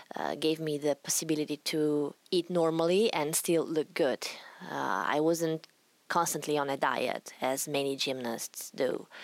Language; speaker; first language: English; non-native, fluent; Italian